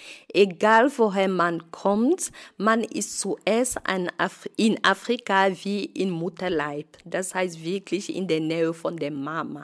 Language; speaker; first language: German; non-native, fluent; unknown